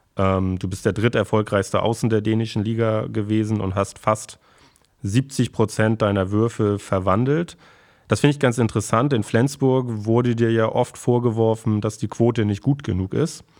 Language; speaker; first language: German; native; German